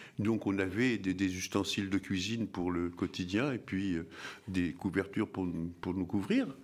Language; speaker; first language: French; early bilingual, other home language; Arabic